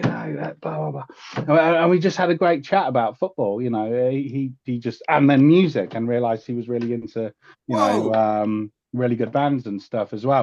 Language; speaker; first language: English; native; English